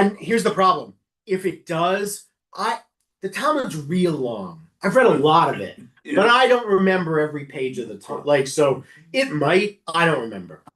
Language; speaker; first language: English; native; English